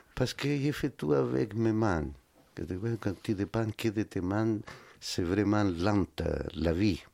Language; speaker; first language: French; non-native, learner; Spanish